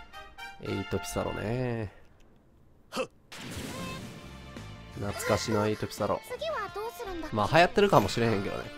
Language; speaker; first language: Japanese; native; Japanese